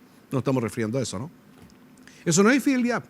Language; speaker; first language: Spanish; native; Spanish